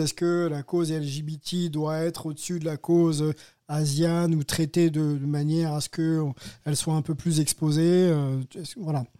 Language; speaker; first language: French; native; French